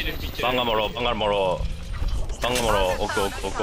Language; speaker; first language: Japanese; native; Japanese